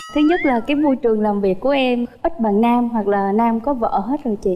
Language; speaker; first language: Vietnamese; native; Vietnamese